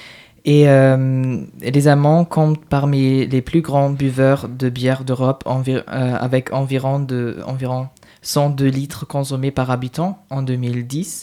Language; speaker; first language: French; non-native, fluent; German